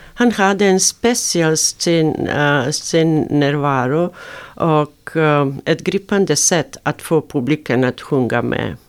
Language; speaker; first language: Swedish; non-native, learner; Arabic